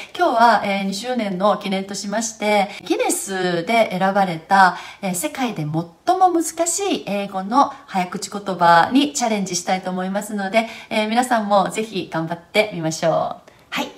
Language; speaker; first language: Japanese; early bilingual, heritage; Japanese